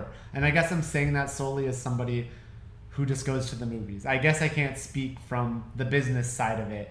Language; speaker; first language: English; native; English